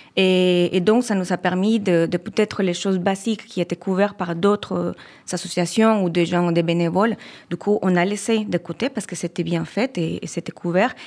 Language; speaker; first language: French; non-native, fluent; Spanish